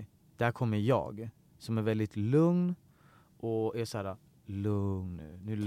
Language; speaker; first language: Swedish; early bilingual, other home language; Persian